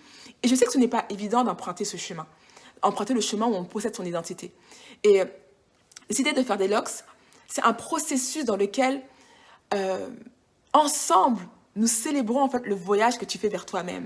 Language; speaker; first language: French; native; French